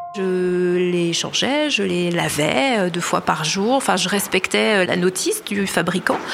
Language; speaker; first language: French; native; French